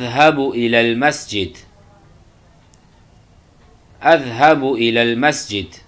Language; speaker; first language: Arabic; non-native, fluent; Urdu